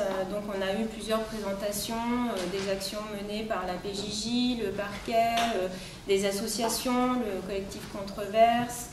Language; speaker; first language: French; native; French